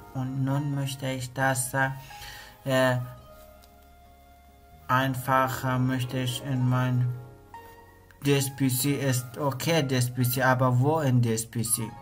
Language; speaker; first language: German; non-native, learner; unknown